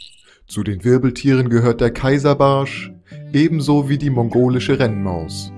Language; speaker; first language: German; native; German